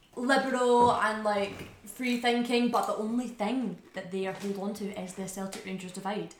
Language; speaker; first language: English; native; English